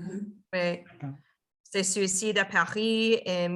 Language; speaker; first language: French; non-native, learner; Spanish